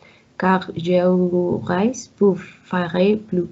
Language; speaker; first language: French; non-native, learner; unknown